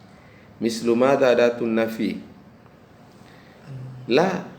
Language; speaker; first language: Arabic; non-native, fluent; Indonesian